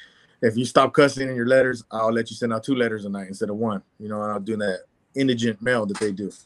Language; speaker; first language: English; native; English